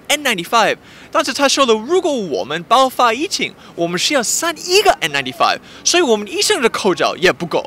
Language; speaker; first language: Chinese; non-native, fluent; English